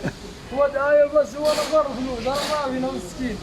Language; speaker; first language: Arabic; non-native, learner; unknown